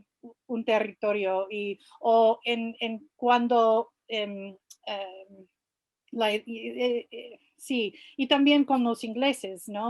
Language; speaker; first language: Spanish; non-native, fluent; English